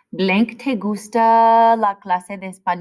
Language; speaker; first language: Spanish; non-native, fluent; English